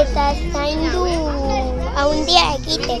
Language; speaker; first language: Basque; non-native, local second language; Spanish